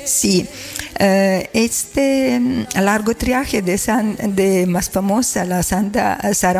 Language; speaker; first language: Spanish; non-native, learner; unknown